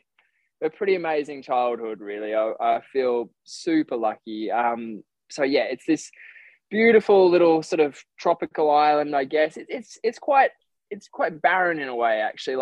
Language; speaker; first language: English; native; English